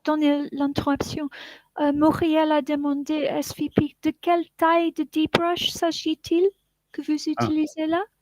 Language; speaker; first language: French; non-native, learner; English